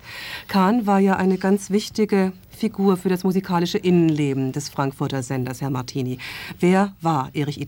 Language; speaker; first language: German; native; German